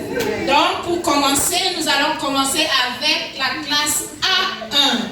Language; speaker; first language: French; non-native, learner; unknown